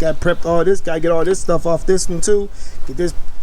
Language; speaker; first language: English; native; English